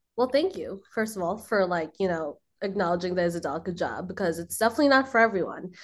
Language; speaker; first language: English; early bilingual, other home language; Filipino